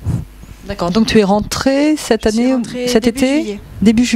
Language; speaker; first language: French; native; French